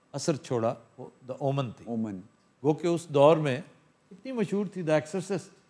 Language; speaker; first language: Urdu; non-native, local second language; Punjabi